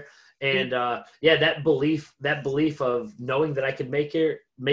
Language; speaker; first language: English; native; English